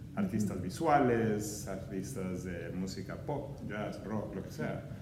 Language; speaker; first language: Spanish; native; Spanish